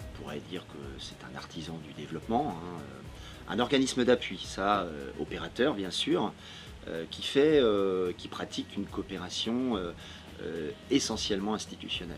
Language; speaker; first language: French; native; French